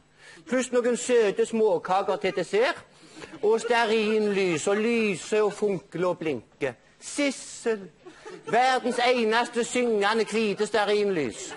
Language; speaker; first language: Norwegian; native; Norwegian